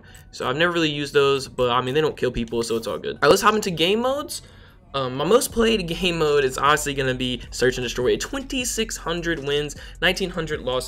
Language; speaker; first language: English; native; English